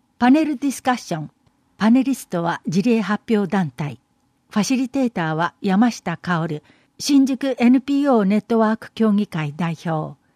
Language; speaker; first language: Japanese; native; Japanese